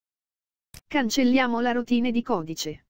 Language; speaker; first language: Italian; native; Italian